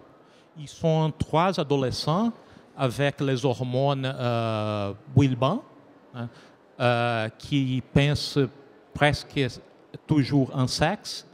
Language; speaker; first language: French; non-native, learner; Portuguese